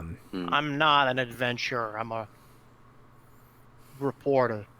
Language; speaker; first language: English; native; English